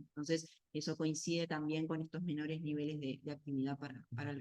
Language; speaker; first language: Spanish; native; Spanish